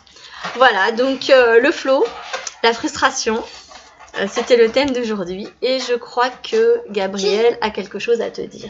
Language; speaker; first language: French; native; French